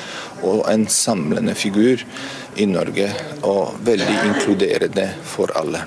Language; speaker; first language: Norwegian; non-native, fluent; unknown